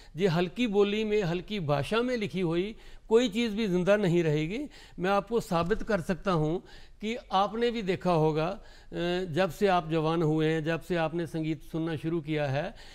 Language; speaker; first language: Hindi; non-native, local second language; Punjabi